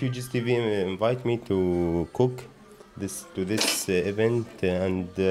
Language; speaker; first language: English; non-native, learner; Arabic